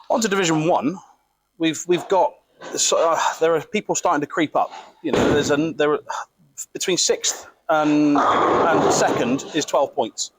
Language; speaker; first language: English; native; English